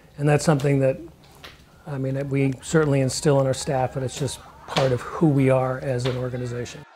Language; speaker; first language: English; native; English